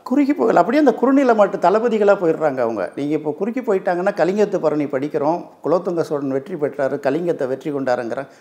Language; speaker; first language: Tamil; native; Tamil